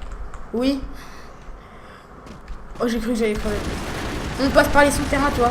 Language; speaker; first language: French; native; French